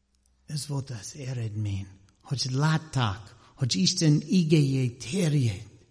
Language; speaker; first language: Hungarian; non-native, learner; English